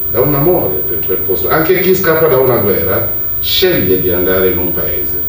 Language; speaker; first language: Italian; non-native, fluent; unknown